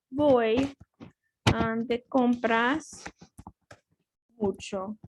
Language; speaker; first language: Spanish; non-native, learner; English